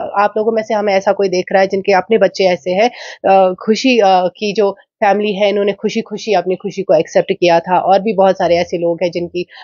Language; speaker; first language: Hindi; non-native, local second language; Kashmiri